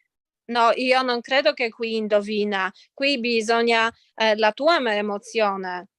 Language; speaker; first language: Italian; non-native, fluent; Polish